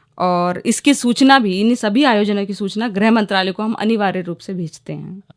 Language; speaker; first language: Hindi; native; Hindi